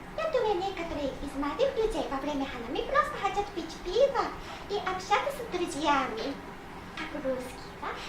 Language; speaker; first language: Russian; non-native, fluent; Japanese